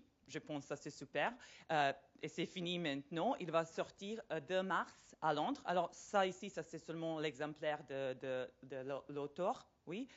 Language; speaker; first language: French; non-native, fluent; Serbian